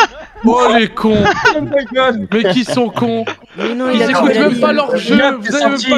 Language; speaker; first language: French; native; French